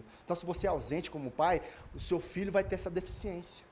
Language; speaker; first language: Portuguese; native; Portuguese